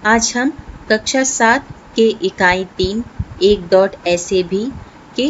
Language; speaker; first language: Hindi; non-native, local second language; Malayalam